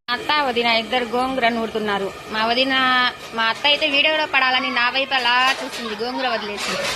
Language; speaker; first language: Telugu; non-native, local second language; Urdu